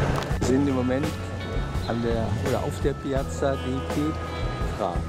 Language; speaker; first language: German; native; German